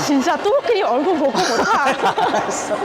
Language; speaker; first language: Korean; non-native, learner; Vietnamese